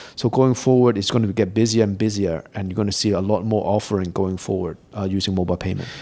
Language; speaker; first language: English; native; English